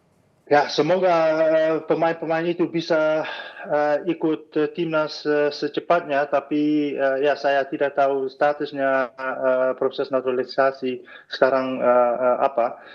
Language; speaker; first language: Indonesian; non-native, fluent; Dutch